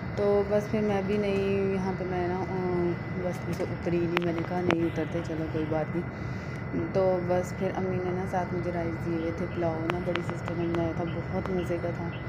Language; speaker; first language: Urdu; native; Urdu